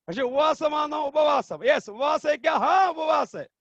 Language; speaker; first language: Hindi; non-native, local second language; Malayalam